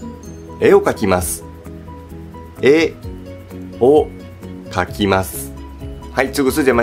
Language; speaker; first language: Japanese; native; Japanese